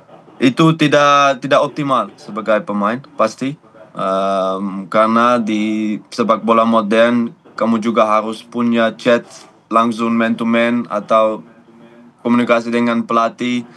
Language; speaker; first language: Indonesian; non-native, learner; Dutch